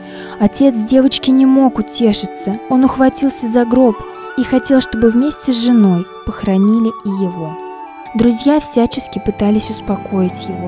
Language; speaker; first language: Russian; native; Russian